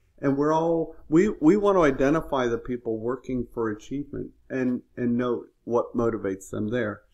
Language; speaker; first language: English; native; English